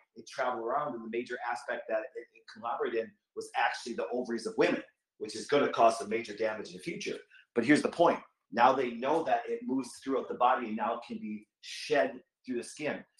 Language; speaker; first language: English; native; English